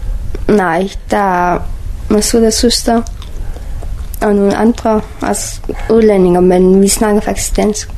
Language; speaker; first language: Danish; early bilingual, other home language; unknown